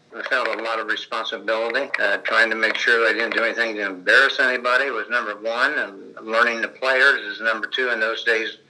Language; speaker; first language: English; native; English